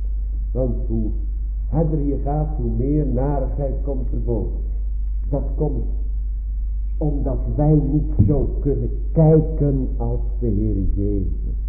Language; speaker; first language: Dutch; native; Dutch